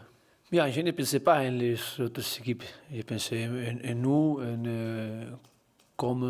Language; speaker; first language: French; non-native, learner; Spanish